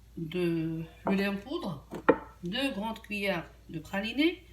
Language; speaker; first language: French; non-native, local second language; Arabic